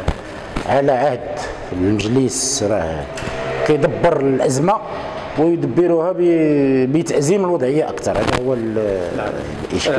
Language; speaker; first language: Arabic; native; Arabic